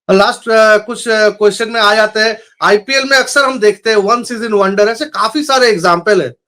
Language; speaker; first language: Hindi; non-native, local second language; Bangla